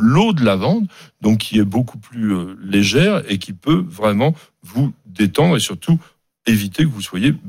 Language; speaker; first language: French; native; French